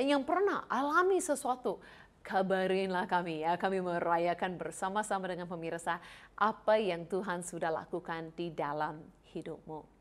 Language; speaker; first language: Indonesian; non-native, fluent; English